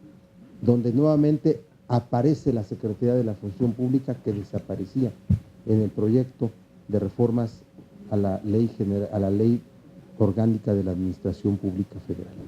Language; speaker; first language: Spanish; native; Spanish